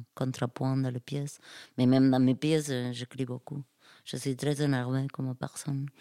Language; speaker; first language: French; non-native, fluent; Spanish